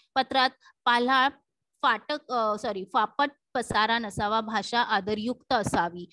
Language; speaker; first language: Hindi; non-native, local second language; Marathi